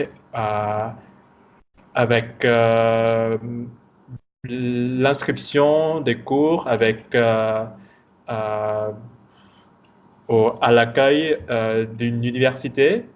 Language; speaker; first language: French; non-native, fluent; Vietnamese